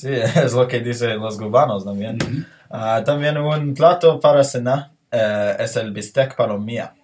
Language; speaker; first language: Spanish; non-native, learner; English